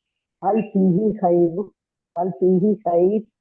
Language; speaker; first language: Arabic; non-native, learner; Urdu